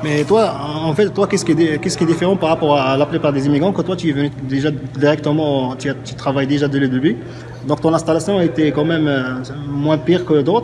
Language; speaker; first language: French; non-native, local second language; Arabic